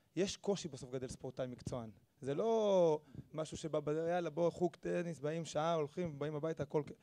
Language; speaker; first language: Hebrew; early bilingual, other home language; Spanish